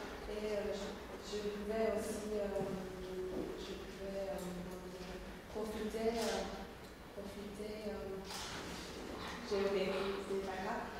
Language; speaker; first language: French; non-native, learner; Slovak